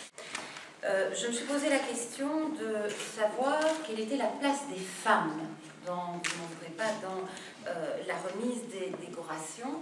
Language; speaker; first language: French; native; French